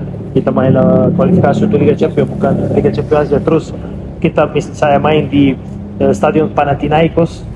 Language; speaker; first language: Indonesian; non-native, fluent; Serbian